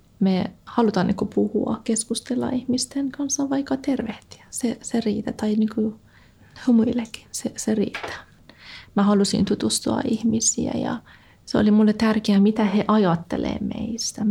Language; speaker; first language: Finnish; non-native, fluent; Persian